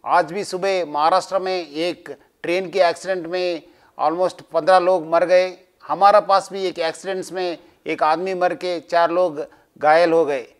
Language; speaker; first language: Hindi; non-native, local second language; Telugu